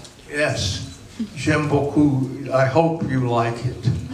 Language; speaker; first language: English; native; English